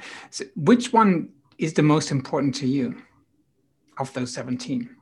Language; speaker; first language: English; non-native, fluent; Dutch